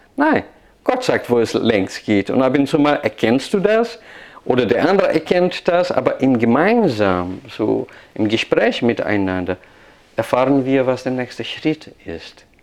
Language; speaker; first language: German; non-native, fluent; Portuguese